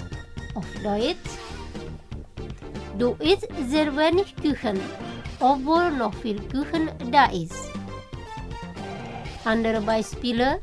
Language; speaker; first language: German; non-native, fluent; Indonesian